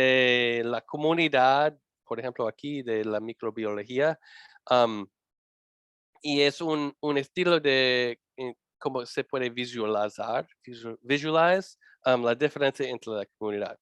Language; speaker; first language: Spanish; non-native, learner; English